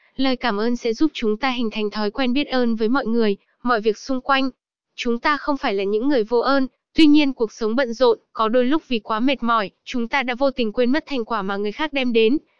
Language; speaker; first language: Vietnamese; non-native, local second language; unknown